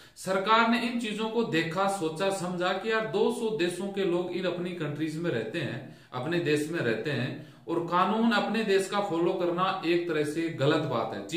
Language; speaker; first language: Hindi; native; Hindi